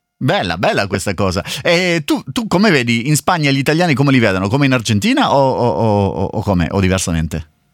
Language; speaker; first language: Italian; native; Italian